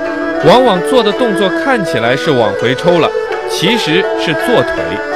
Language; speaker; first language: Chinese; native; Chinese